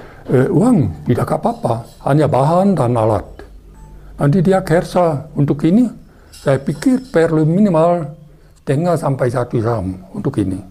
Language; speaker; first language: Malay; non-native, fluent; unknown